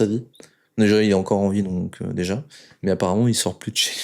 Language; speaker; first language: French; native; French